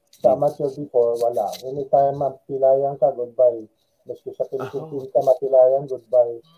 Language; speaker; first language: Filipino; non-native, local second language; Cebuano